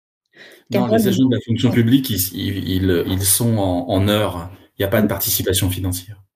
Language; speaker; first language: French; native; French